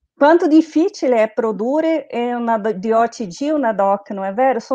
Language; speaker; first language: Italian; non-native, learner; Portuguese